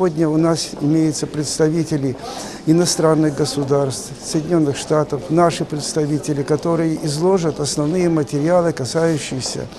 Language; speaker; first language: Russian; native; Russian